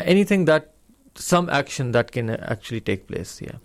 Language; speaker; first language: English; non-native, local second language; Urdu